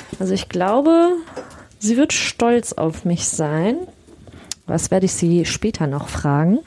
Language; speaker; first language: German; native; German